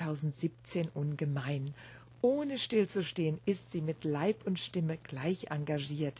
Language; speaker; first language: German; native; German